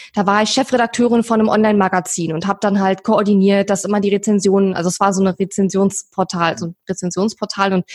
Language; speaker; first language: German; native; German